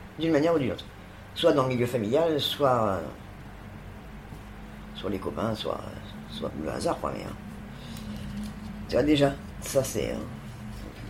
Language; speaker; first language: French; native; French